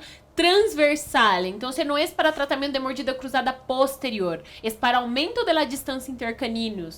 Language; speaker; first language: Spanish; non-native, fluent; Portuguese